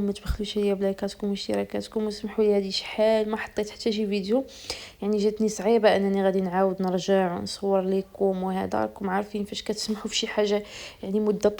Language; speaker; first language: Arabic; native; Arabic